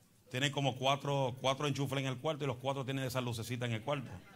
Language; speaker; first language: Spanish; native; Spanish